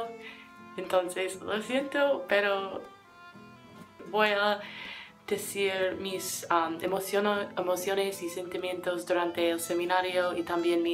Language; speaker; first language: Spanish; non-native, learner; English